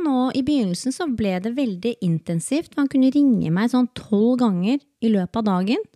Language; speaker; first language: Norwegian; early bilingual, other home language; Spanish